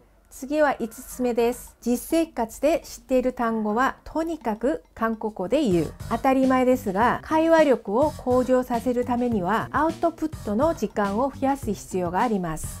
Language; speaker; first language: Japanese; non-native, fluent; Korean